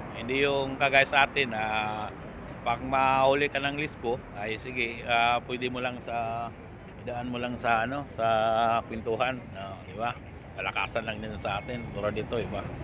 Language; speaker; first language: Filipino; non-native, local second language; Cebuano